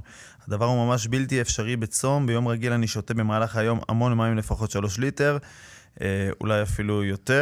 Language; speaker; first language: Hebrew; native; Hebrew